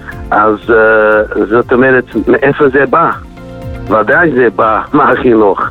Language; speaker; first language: Hebrew; non-native, fluent; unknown